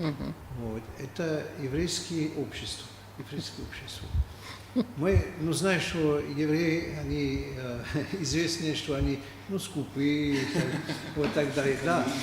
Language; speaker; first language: Russian; non-native, learner; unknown